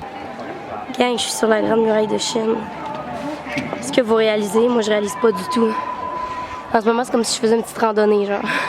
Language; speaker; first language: French; native; French